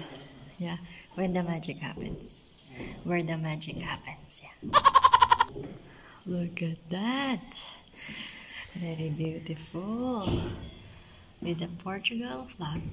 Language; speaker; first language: English; non-native, fluent; Filipino